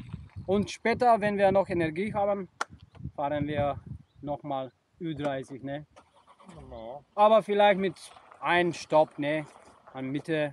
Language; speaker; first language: German; non-native, learner; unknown